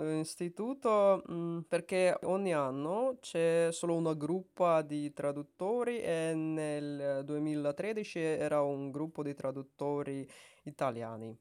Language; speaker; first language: Italian; non-native, learner; Russian